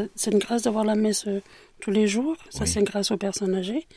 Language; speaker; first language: French; native; French